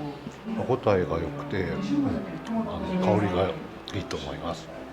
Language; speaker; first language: Japanese; native; Japanese